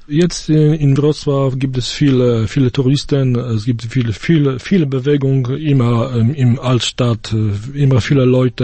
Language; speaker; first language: German; non-native, fluent; Polish